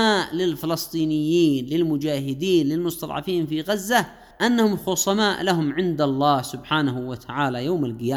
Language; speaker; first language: Arabic; native; Arabic